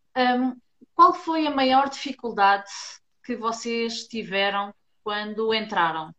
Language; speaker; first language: Portuguese; native; Portuguese